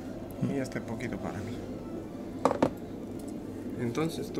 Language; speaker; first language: Spanish; non-native, learner; Russian